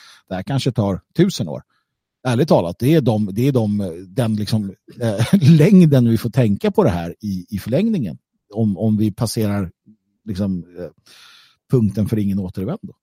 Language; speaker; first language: Swedish; native; Swedish